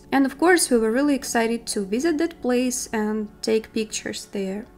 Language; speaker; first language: English; non-native, fluent; Russian